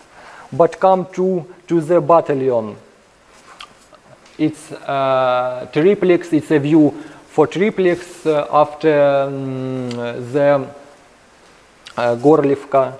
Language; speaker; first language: English; non-native, learner; Ukrainian